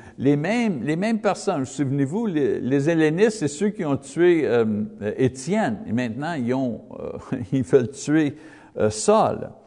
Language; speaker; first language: French; non-native, learner; English